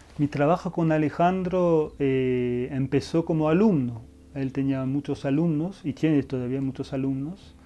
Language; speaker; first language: Spanish; non-native, fluent; French